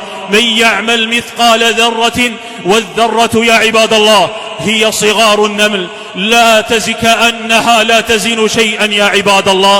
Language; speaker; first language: Arabic; native; Arabic